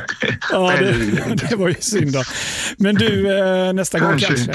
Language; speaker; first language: Swedish; native; Swedish